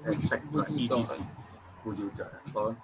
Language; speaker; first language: Persian; non-native, fluent; Urdu